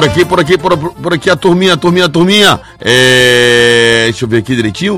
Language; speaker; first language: Portuguese; native; Portuguese